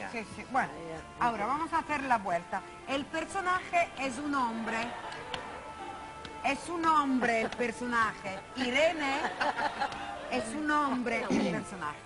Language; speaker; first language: Spanish; native; Spanish